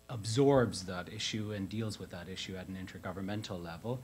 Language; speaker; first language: English; native; English